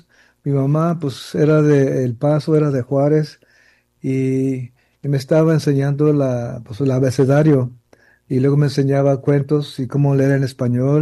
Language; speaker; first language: Spanish; early bilingual, heritage; Spanish